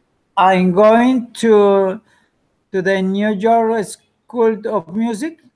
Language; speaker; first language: English; non-native, learner; Spanish